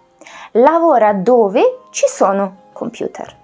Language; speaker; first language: Italian; non-native, fluent; Russian